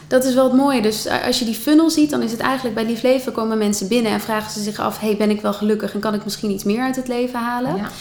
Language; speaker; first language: Dutch; native; Dutch